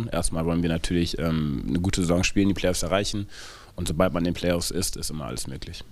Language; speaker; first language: German; native; German